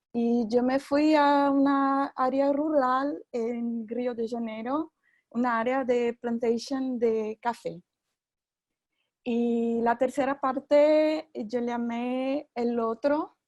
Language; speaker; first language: Spanish; non-native, fluent; Portuguese